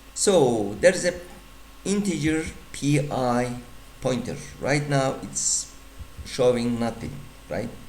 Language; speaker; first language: English; non-native, fluent; Turkish